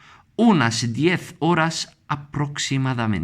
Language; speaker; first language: Spanish; non-native, fluent; Arabic